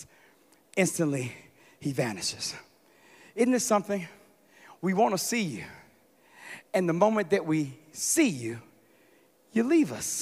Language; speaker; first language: English; native; English